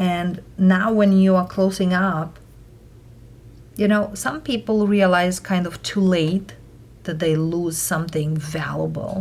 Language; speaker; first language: English; non-native, fluent; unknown